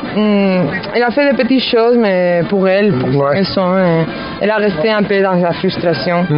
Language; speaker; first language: French; non-native, fluent; Spanish